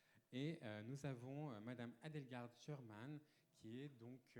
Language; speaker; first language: French; native; French